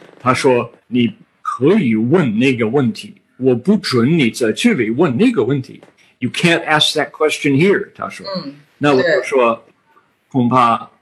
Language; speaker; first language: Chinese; non-native, fluent; English